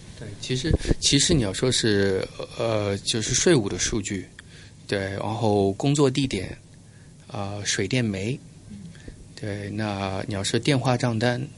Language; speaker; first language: Chinese; early bilingual, heritage; Chinese